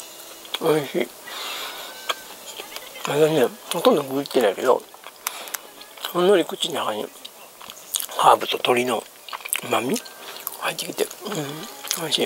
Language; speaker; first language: Japanese; native; Japanese